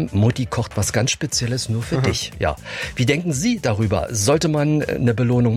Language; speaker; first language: German; native; German